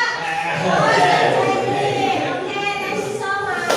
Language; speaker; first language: English; non-native, learner; Indonesian